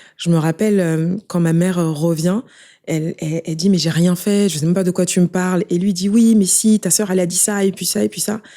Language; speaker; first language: French; early bilingual, other home language; Haitian Creole